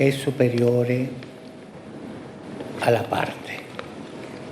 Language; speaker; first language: Italian; non-native, fluent; Spanish